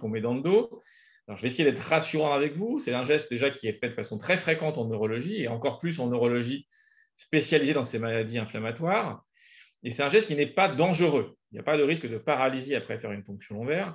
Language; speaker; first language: French; native; French